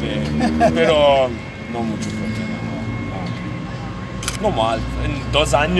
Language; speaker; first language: Spanish; non-native, learner; German